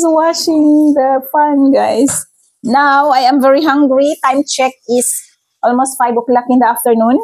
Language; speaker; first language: English; non-native, local second language; Filipino